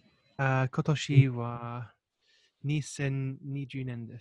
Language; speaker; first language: Japanese; non-native, learner; English